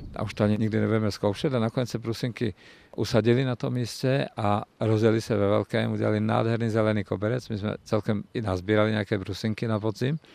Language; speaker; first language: Czech; native; Czech